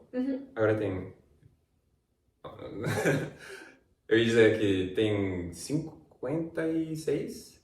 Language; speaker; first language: Portuguese; non-native, fluent; English